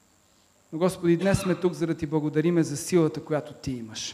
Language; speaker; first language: Bulgarian; native; Bulgarian